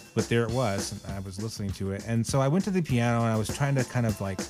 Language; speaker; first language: English; native; English